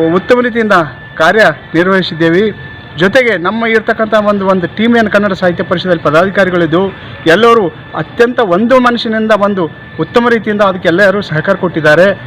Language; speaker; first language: Kannada; native; Kannada